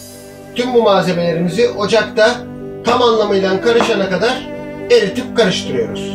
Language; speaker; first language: Turkish; native; Turkish